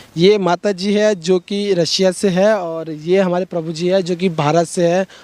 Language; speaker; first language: Hindi; native; Hindi